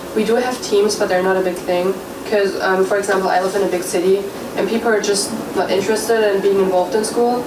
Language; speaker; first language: English; non-native, fluent; German